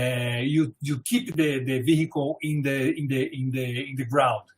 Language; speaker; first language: English; non-native, fluent; Portuguese